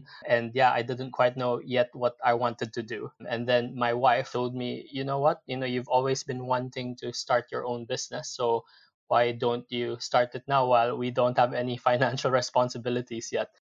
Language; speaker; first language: English; non-native, local second language; Filipino